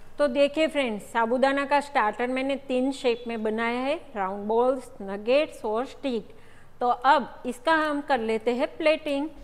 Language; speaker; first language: Hindi; non-native, local second language; Gujarati